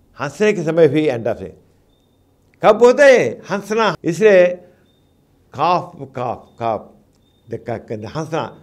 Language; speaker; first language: Hindi; non-native, local second language; Telugu